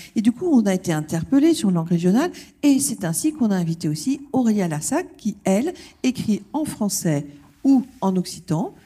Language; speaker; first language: French; native; French